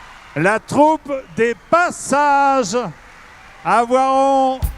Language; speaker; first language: French; native; French